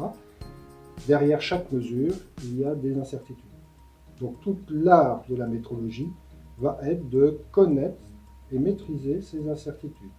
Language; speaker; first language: French; native; French